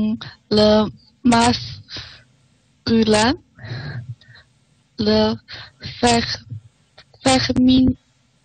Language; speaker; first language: French; non-native, learner; Chinese